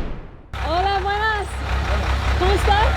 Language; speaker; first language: Spanish; non-native, learner; English